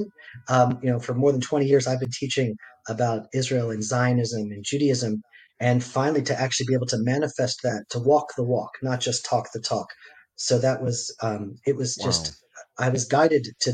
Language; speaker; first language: English; native; English